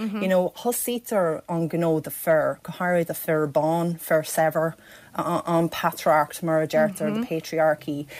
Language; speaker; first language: Irish; non-native, local second language; English